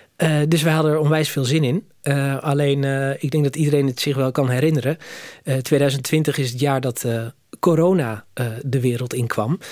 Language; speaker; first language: Dutch; native; Dutch